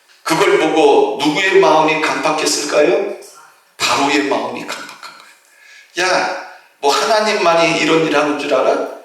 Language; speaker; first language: Korean; native; Korean